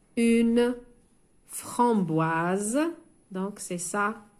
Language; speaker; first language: French; non-native, local second language; Arabic